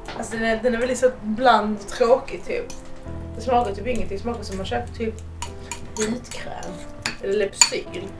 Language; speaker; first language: Swedish; early bilingual, other home language; Persian